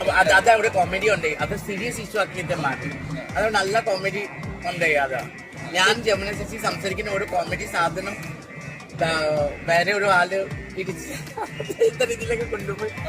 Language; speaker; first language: Malayalam; non-native, fluent; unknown